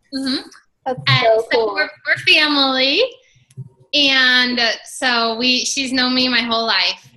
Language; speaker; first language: English; native; English